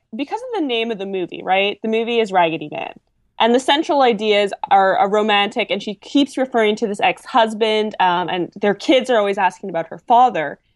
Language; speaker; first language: English; native; English